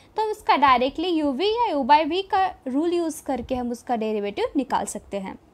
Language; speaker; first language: Hindi; non-native, local second language; Marathi